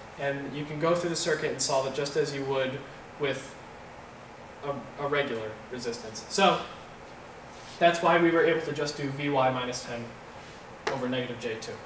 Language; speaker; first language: English; native; English